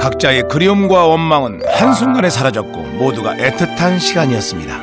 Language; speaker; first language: Korean; native; Korean